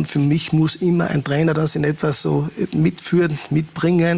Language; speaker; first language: German; native; German